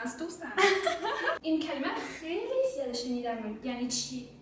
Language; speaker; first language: Persian; non-native, learner; Chinese